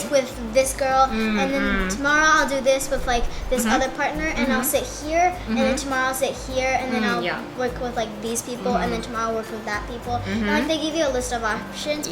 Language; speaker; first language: English; non-native, fluent; Japanese